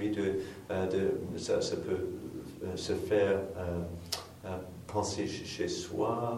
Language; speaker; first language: French; non-native, fluent; English